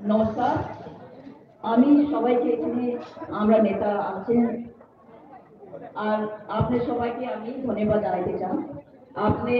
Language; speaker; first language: Bangla; non-native, local second language; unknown